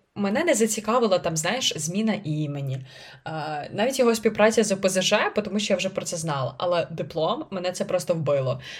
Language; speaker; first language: Ukrainian; native; Ukrainian